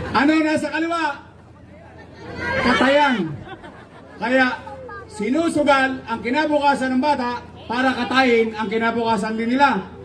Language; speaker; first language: Filipino; native; Filipino